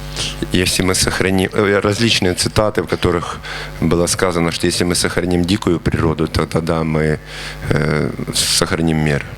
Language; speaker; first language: Russian; native; Russian